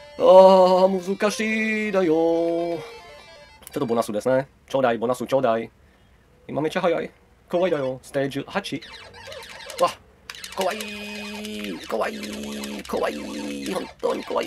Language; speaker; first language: Japanese; non-native, learner; Czech